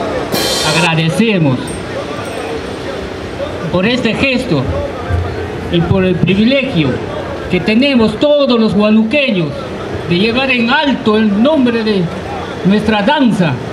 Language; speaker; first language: Spanish; native; Spanish